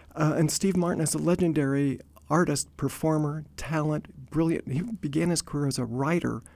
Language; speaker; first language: English; native; English